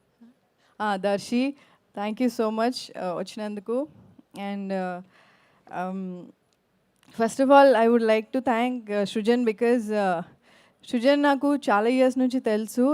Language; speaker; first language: Telugu; native; Telugu